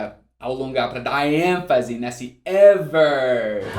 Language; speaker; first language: Portuguese; non-native, fluent; English